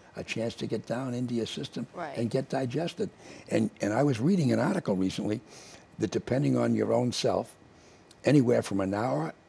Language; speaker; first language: English; native; English